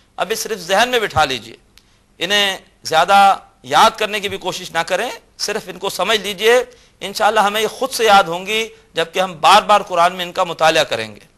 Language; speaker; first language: Urdu; native; Urdu